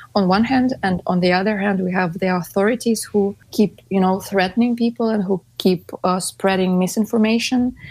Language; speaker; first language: English; non-native, fluent; Russian